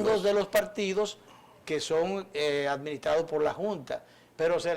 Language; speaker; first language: Spanish; native; Spanish